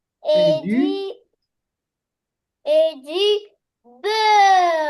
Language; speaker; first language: French; non-native, learner; Arabic